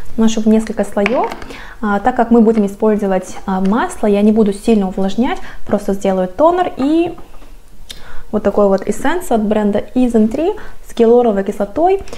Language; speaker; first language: Russian; non-native, fluent; Korean